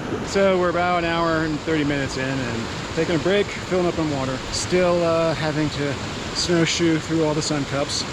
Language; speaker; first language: English; native; English